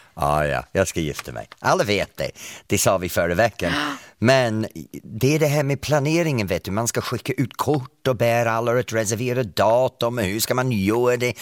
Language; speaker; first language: Swedish; non-native, fluent; English